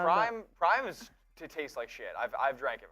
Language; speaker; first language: English; native; English